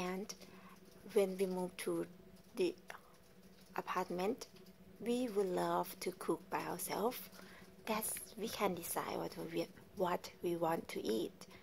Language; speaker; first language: English; non-native, learner; Thai